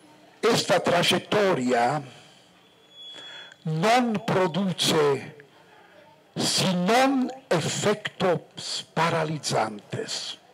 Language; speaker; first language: Spanish; non-native, fluent; Italian